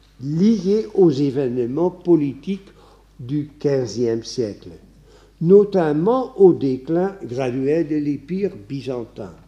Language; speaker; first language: French; non-native, fluent; Dutch